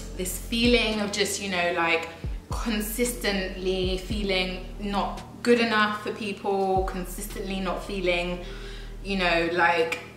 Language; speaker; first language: English; native; English